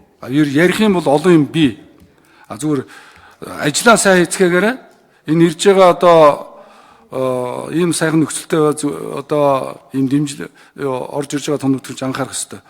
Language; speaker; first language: Mongolian; native; Mongolian